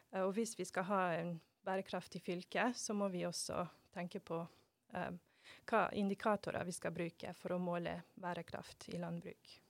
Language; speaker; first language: Norwegian; non-native, fluent; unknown